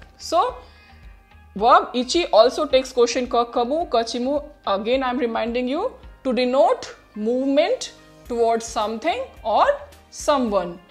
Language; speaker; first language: English; non-native, local second language; Hindi